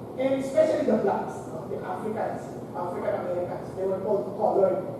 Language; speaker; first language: English; non-native, local second language; Filipino